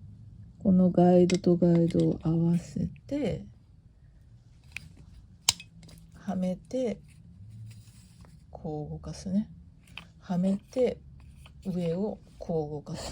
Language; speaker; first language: Japanese; native; Japanese